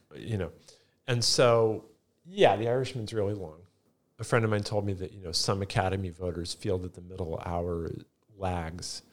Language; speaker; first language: English; early bilingual, other home language; Italian